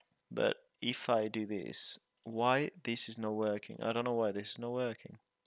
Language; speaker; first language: English; non-native, fluent; French